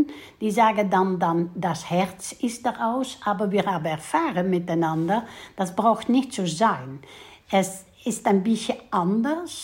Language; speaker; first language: German; non-native, fluent; Dutch